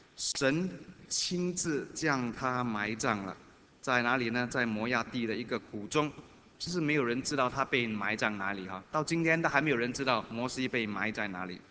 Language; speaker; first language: Chinese; native; Chinese